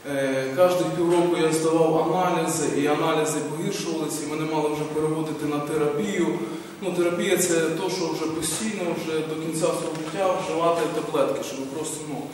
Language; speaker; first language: Ukrainian; native; Ukrainian